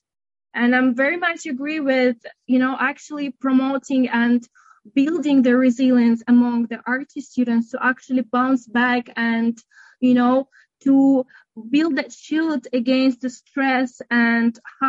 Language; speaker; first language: English; non-native, fluent; Russian